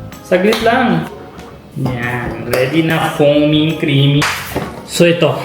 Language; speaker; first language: Filipino; non-native, learner; Punjabi